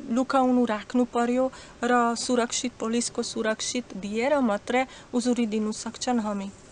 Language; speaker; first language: Nepali; non-native, learner; Slovak